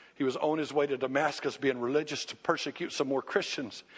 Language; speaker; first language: English; native; English